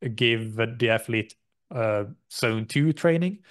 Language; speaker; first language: English; non-native, fluent; Finnish